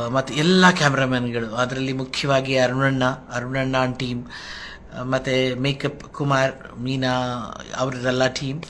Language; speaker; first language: Kannada; non-native, local second language; Telugu